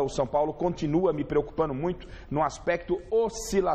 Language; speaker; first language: Portuguese; native; Portuguese